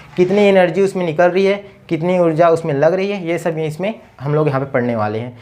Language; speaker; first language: Hindi; native; Hindi